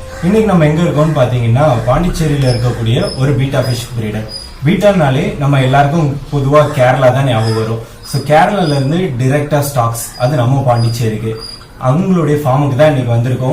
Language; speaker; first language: Tamil; native; Tamil